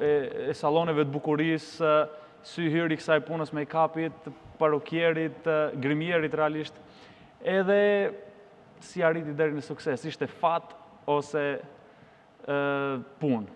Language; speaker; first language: Albanian; native; Albanian